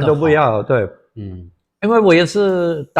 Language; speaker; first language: Chinese; non-native, fluent; English